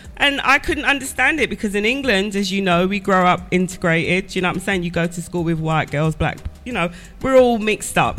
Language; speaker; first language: English; native; English